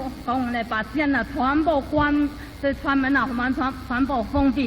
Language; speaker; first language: Chinese; native; Chinese